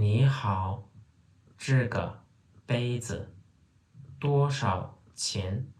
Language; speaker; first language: Chinese; non-native, fluent; Turkmen